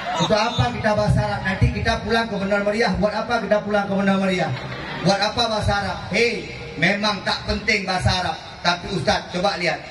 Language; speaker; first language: Malay; non-native, local second language; Achinese